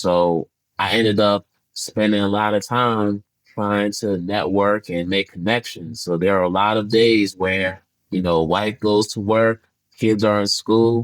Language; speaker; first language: English; early bilingual, other home language; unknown